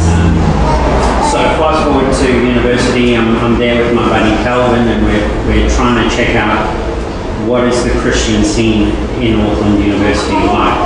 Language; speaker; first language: English; native; English